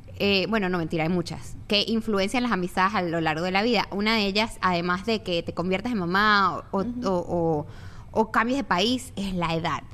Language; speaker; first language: Spanish; native; Spanish